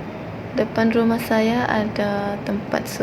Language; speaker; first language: Indonesian; non-native, learner; Malay